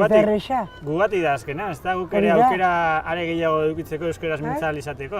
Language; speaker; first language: Basque; native; Basque